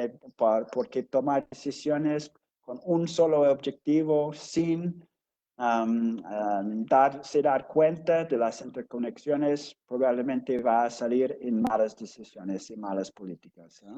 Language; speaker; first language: Spanish; non-native, fluent; English